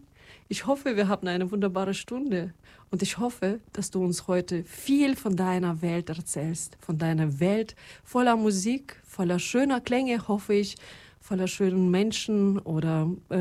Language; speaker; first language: German; non-native, fluent; Russian